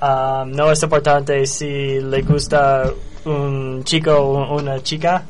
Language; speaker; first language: Spanish; non-native, learner; English